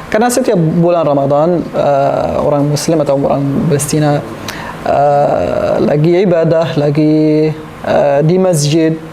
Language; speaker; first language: Indonesian; non-native, learner; Arabic